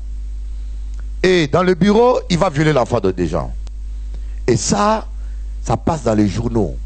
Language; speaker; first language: French; non-native, local second language; Lingala